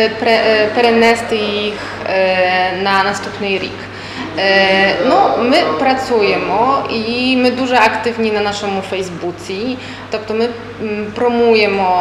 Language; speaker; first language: Ukrainian; non-native, fluent; Polish